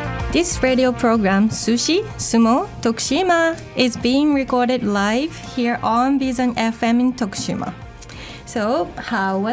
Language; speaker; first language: English; non-native, fluent; Japanese